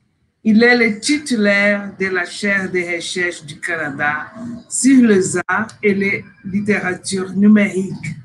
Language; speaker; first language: French; non-native, fluent; Portuguese